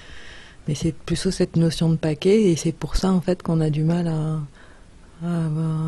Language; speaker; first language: French; native; French